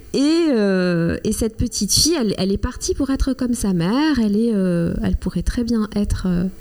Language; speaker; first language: French; non-native, local second language; Kinyarwanda